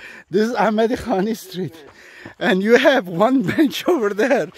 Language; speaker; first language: English; non-native, fluent; Turkish